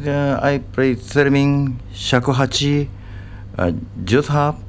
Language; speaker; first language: English; non-native, learner; Japanese